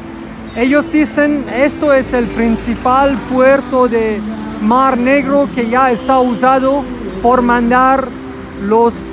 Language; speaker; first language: Spanish; non-native, learner; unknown